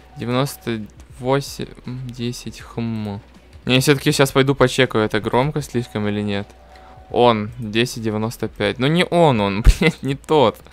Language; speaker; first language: Russian; native; Russian